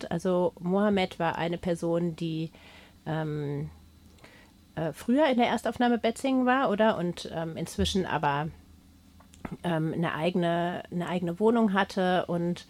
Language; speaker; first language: German; native; German